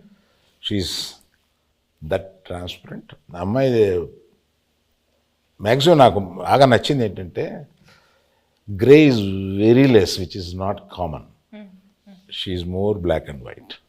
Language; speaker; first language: Telugu; native; Telugu